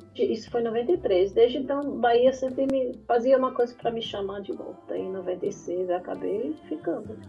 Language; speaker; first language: Portuguese; non-native, fluent; English